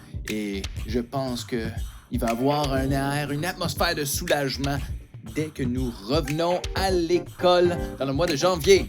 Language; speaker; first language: French; native; French